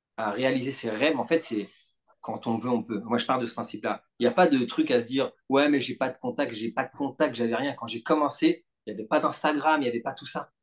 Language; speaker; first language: French; native; French